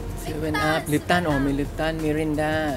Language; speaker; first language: Thai; native; Thai